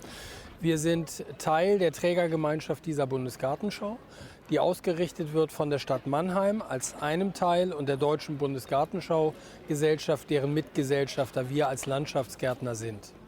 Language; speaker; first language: German; native; German